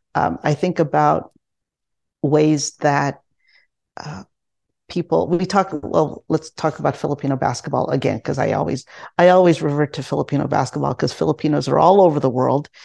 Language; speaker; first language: English; non-native, local second language; Filipino